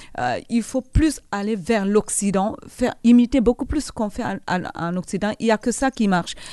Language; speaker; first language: French; non-native, local second language; Fula